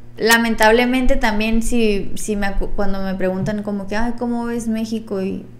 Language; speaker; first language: Spanish; native; Spanish